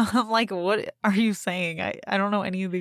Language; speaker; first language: English; native; English